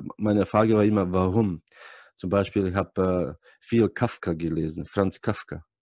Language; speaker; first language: German; non-native, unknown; Serbian